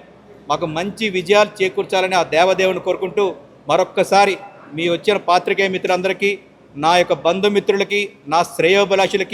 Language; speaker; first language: Telugu; native; Telugu